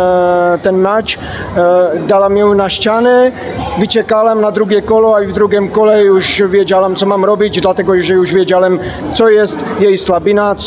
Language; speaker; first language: Polish; non-native, learner; Czech